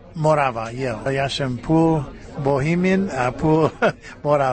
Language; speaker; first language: Czech; early bilingual, heritage; Czech